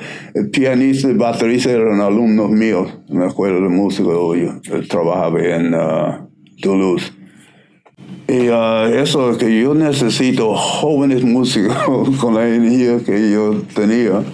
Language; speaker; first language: Spanish; non-native, learner; English